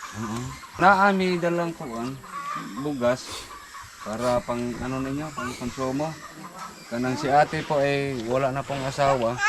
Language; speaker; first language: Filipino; non-native, local second language; Cebuano